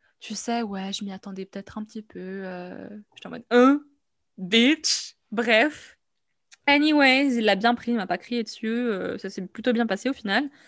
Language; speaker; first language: French; non-native, local second language; Arabic